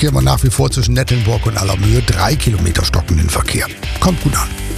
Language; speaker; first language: German; native; German